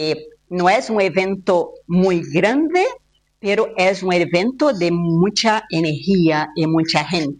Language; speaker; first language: Spanish; non-native, fluent; Portuguese